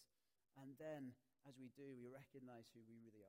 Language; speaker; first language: English; native; English